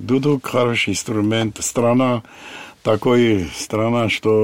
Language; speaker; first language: Russian; non-native, fluent; Armenian